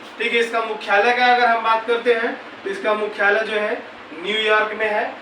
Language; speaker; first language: Hindi; native; Hindi